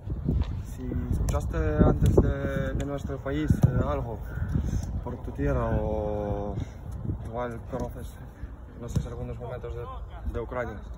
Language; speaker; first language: Spanish; non-native, learner; Ukrainian